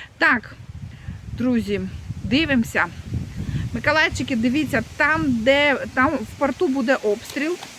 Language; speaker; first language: Ukrainian; non-native, local second language; Russian